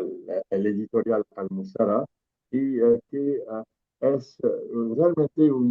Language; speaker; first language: Spanish; non-native, fluent; French